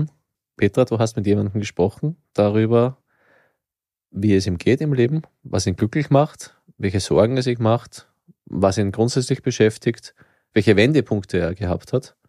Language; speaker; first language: German; native; German